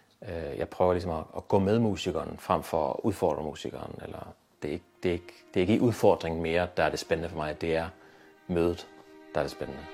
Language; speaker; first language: Danish; native; Danish